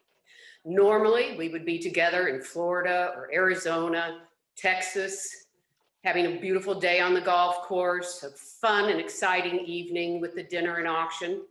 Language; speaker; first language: English; native; English